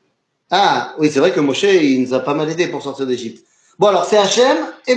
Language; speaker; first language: French; native; French